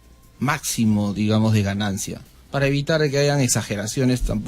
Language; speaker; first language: Spanish; native; Spanish